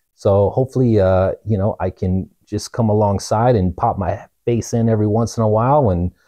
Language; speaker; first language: English; native; English